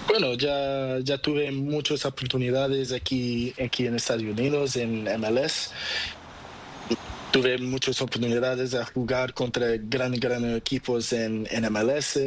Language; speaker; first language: Spanish; non-native, learner; Portuguese